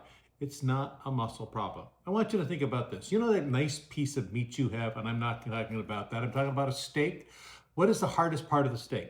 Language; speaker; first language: English; native; English